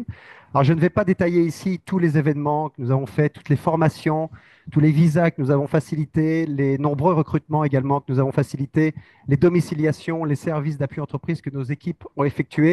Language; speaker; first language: French; native; French